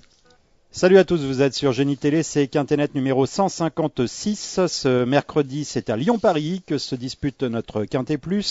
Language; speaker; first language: French; native; French